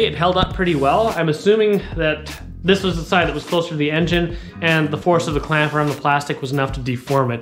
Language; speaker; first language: English; native; English